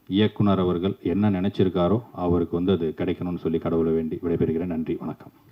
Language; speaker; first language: Tamil; native; Tamil